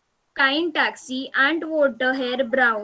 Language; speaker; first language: German; non-native, learner; Marathi